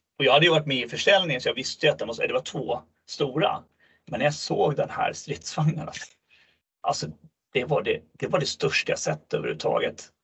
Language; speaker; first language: Swedish; native; Swedish